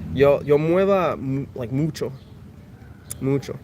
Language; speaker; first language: Spanish; early bilingual, heritage; English